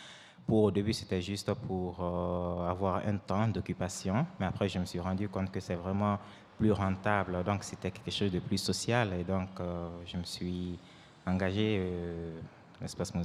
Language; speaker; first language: French; non-native, local second language; Fula